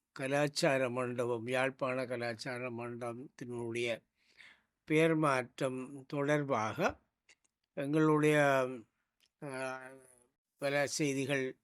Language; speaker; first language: Tamil; native; Tamil